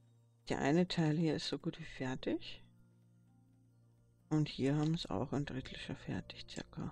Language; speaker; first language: German; native; German